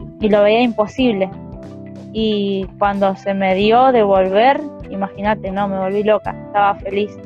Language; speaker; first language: Spanish; native; Spanish